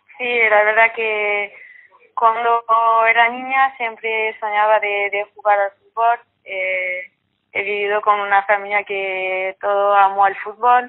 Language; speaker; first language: Spanish; non-native, fluent; French